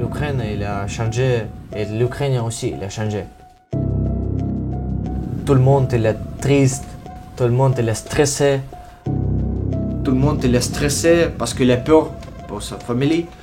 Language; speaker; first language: French; non-native, learner; Ukrainian